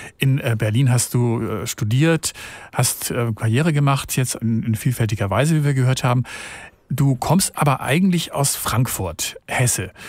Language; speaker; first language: German; native; German